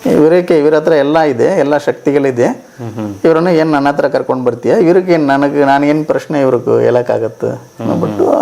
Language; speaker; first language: Kannada; non-native, local second language; Tamil